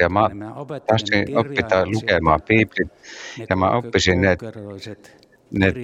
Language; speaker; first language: Finnish; non-native, learner; Estonian